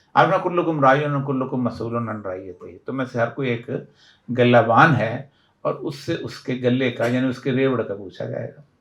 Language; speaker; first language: Urdu; non-native, local second language; Punjabi